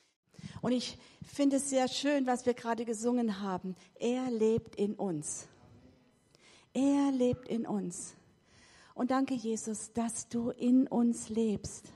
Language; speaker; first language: German; native; German